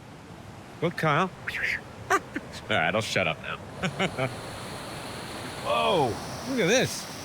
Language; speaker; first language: English; native; English